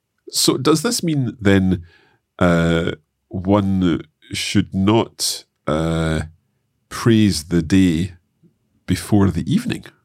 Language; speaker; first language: English; native; English